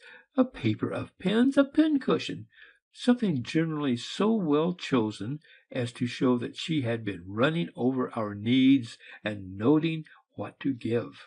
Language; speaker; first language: English; native; English